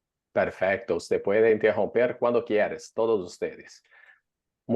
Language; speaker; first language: Spanish; non-native, fluent; Portuguese